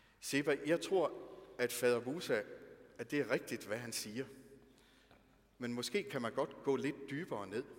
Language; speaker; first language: Danish; native; Danish